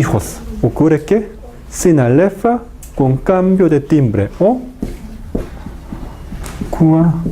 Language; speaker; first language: Spanish; non-native, fluent; Korean